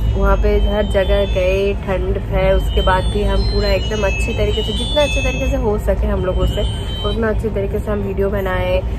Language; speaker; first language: Hindi; non-native, local second language; Bangla